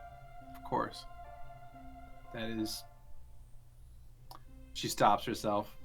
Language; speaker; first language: English; native; English